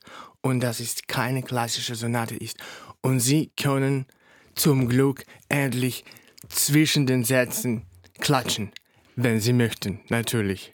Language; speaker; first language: German; non-native, fluent; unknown